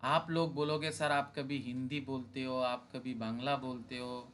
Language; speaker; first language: Hindi; non-native, local second language; Bangla